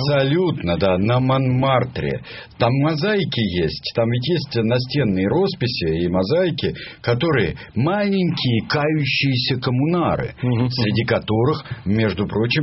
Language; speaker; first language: Russian; native; Russian